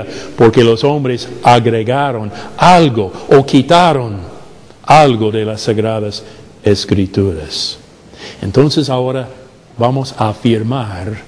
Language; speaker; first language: Spanish; non-native, fluent; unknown